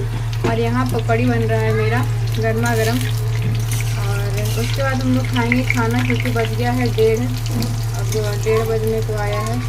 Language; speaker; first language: Hindi; native; Hindi